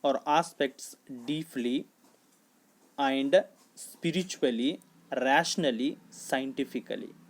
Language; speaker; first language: English; non-native, local second language; Kannada